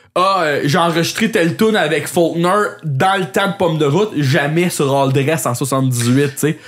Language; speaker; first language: French; native; French